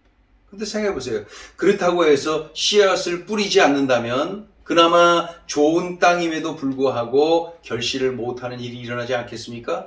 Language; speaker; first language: Korean; native; Korean